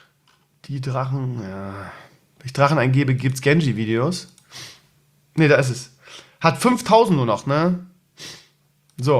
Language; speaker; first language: German; native; German